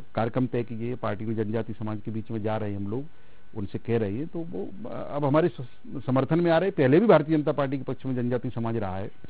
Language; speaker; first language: Hindi; native; Hindi